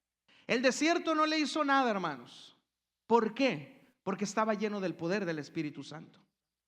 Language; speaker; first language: Spanish; native; Spanish